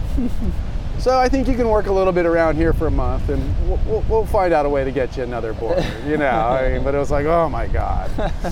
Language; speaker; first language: English; native; English